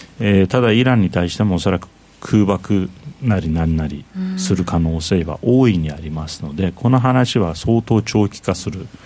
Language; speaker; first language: Japanese; non-native, fluent; Turkish